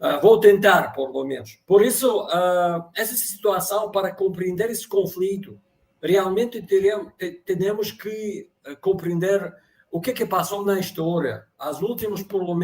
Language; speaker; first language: Portuguese; non-native, fluent; Russian